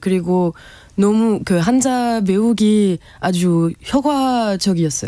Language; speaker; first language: Korean; non-native, fluent; French